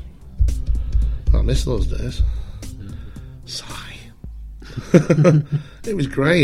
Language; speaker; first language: English; native; English